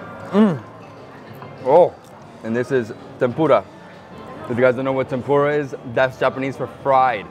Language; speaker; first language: English; early bilingual, other home language; Italian